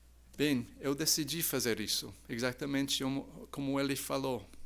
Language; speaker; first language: Portuguese; non-native, fluent; English